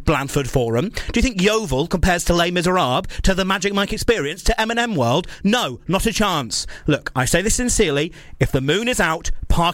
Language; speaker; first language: English; native; English